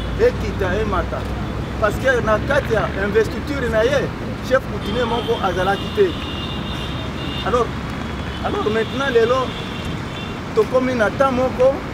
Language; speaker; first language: Lingala; non-native, local second language; Kongo